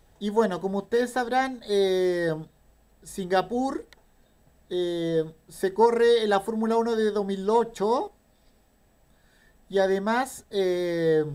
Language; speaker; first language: Spanish; native; Spanish